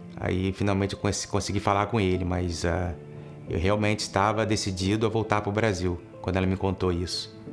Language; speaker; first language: Portuguese; native; Portuguese